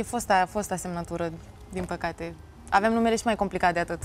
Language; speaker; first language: Romanian; native; Romanian